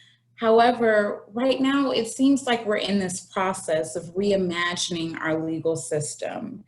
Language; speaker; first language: English; native; English